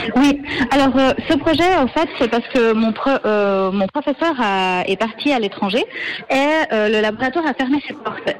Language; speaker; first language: French; early bilingual, other home language; Spanish